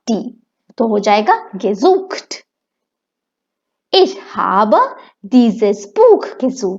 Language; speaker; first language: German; non-native, fluent; Hindi